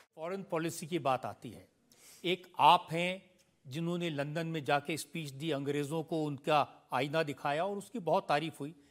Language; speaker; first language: Hindi; native; Hindi